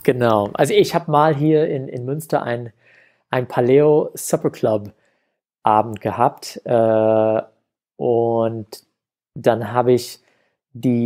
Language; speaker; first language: German; non-native, fluent; English